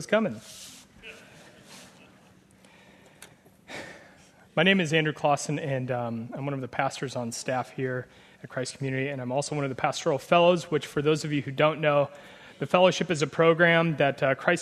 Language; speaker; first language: English; native; English